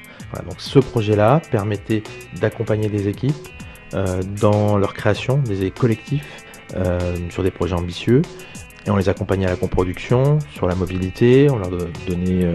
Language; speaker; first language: French; native; French